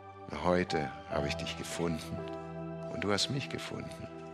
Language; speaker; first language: German; native; German